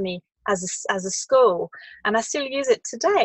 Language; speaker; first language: English; non-native, fluent; French